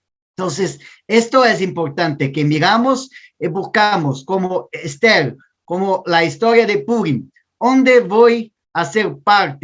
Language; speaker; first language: Spanish; non-native, learner; Portuguese